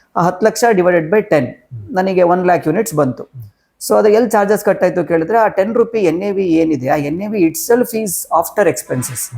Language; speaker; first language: Kannada; native; Kannada